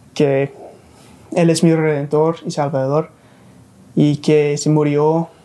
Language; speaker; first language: Spanish; non-native, fluent; English